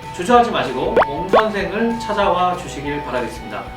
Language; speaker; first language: Korean; native; Korean